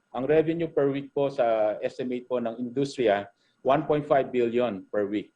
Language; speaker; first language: Filipino; native; Filipino